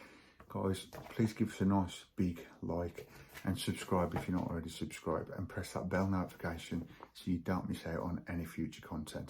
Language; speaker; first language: English; native; English